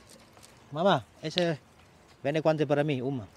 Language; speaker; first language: Portuguese; non-native, learner; Vietnamese